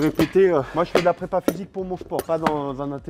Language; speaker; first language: French; native; French